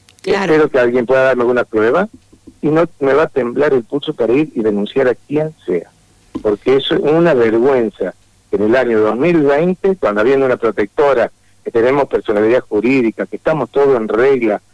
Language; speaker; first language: Spanish; native; Spanish